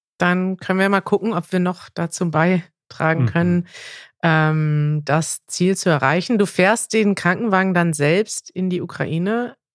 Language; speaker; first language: German; native; German